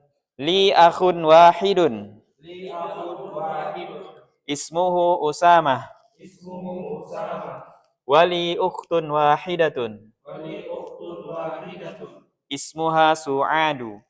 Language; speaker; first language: Arabic; non-native, learner; Indonesian